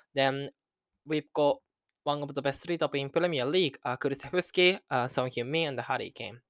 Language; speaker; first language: English; non-native, learner; Japanese